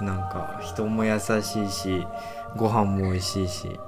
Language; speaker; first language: Japanese; native; Japanese